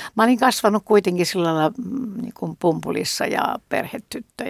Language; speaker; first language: Finnish; native; Finnish